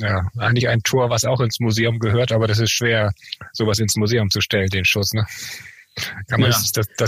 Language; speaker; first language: German; native; German